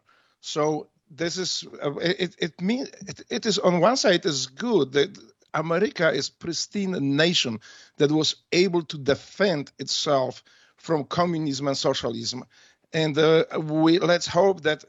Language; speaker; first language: English; non-native, fluent; Polish